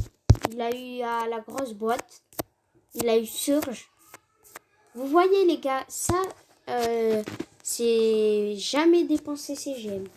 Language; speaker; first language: French; native; French